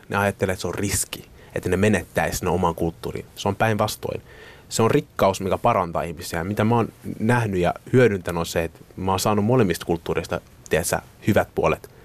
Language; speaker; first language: Finnish; early bilingual, other home language; Somali